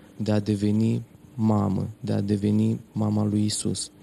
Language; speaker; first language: Romanian; native; Romanian